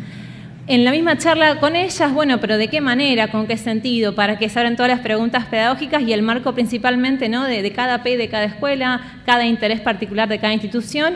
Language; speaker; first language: Spanish; native; Spanish